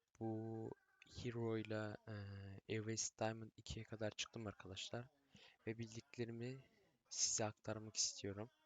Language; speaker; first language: Turkish; early bilingual, heritage; Turkish